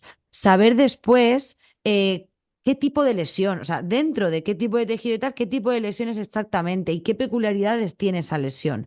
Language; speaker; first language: Spanish; native; Spanish